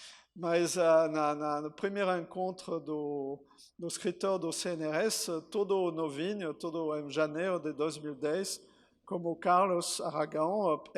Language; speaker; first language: Portuguese; non-native, fluent; French